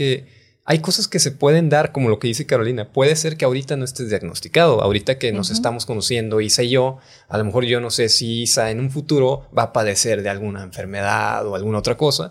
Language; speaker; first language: Spanish; native; Spanish